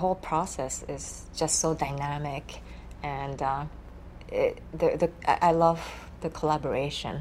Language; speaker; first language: English; non-native, fluent; Japanese